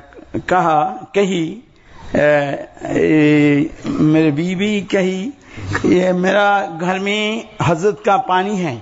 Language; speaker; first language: Hindi; non-native, learner; Bangla